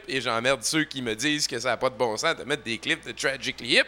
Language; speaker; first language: French; native; French